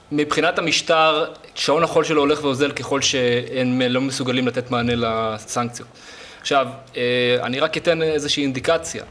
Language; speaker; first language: Hebrew; native; Hebrew